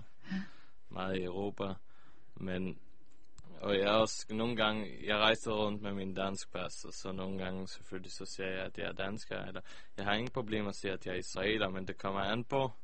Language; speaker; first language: Danish; early bilingual, heritage; Hebrew